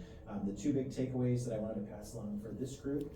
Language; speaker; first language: English; native; English